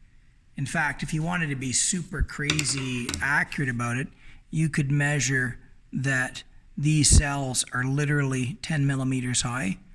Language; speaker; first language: English; native; English